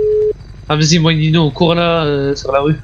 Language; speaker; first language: French; native; French